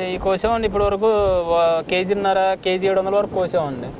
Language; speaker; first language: Telugu; native; Telugu